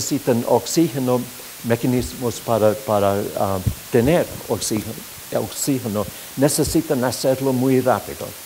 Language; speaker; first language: Spanish; non-native, fluent; English